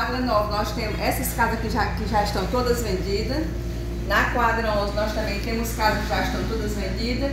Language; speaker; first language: Portuguese; native; Portuguese